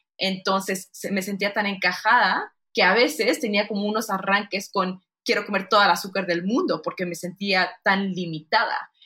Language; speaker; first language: Spanish; early bilingual, heritage; Spanish